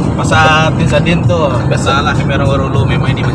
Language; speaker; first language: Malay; non-native, local second language; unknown